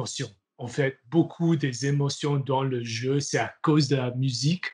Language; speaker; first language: French; non-native, learner; English